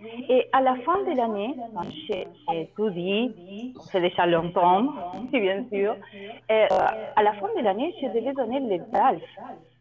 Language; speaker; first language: French; non-native, learner; Spanish